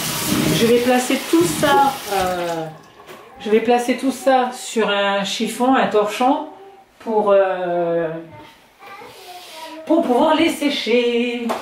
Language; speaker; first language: French; native; French